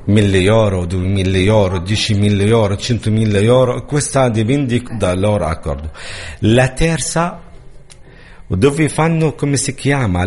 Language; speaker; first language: Italian; non-native, learner; Arabic